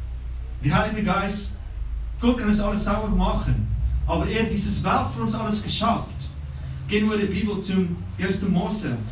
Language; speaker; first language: German; non-native, fluent; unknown